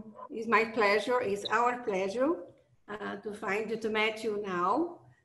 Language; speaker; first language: English; non-native, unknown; Portuguese